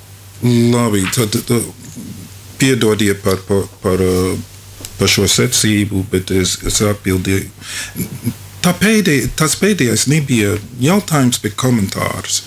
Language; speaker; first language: Latvian; non-native, fluent; English